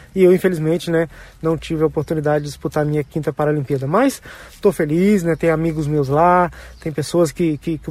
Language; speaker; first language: Portuguese; native; Portuguese